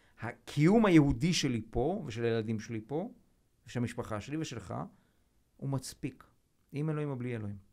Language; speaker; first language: Hebrew; native; Hebrew